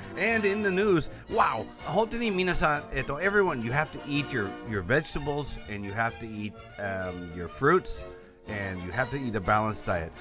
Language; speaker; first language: English; native; English